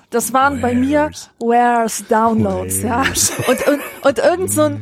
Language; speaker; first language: German; native; German